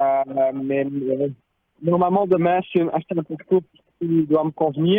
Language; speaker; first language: French; non-native, local second language; Dutch